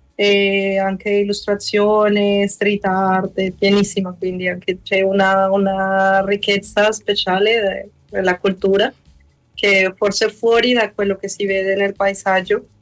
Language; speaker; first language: Italian; non-native, learner; Spanish